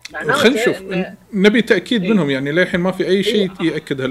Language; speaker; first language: Arabic; native; Arabic